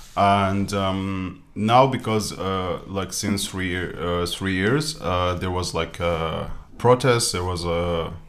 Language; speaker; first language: English; non-native, fluent; Arabic